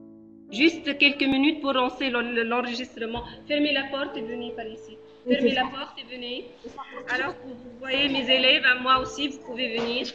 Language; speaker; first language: French; non-native, local second language; Arabic